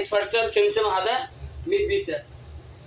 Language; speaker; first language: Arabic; non-native, learner; Bangla